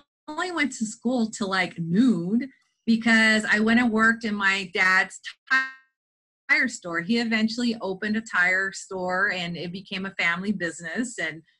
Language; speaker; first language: English; native; English